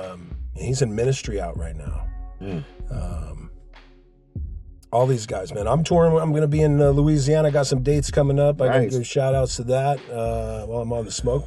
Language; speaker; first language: English; native; English